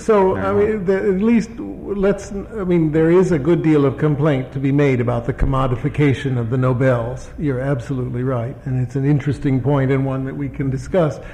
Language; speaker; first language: English; native; English